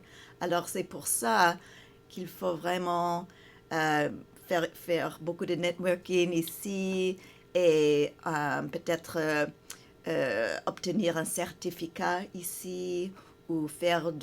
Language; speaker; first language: French; non-native, fluent; English